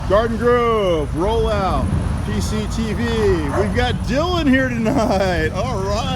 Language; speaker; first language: English; native; English